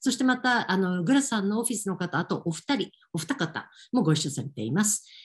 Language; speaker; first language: Japanese; native; Japanese